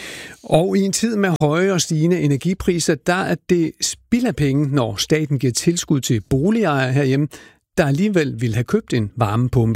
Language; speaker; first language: Danish; native; Danish